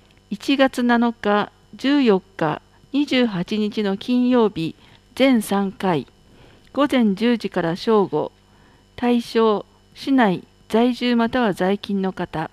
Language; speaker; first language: Japanese; native; Japanese